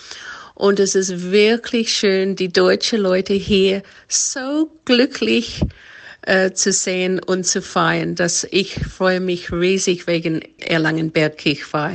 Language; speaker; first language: German; non-native, fluent; English